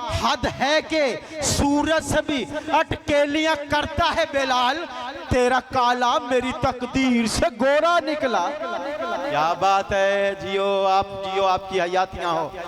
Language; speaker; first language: Urdu; non-native, local second language; Punjabi